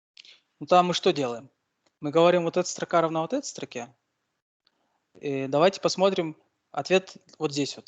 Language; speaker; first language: Russian; native; Russian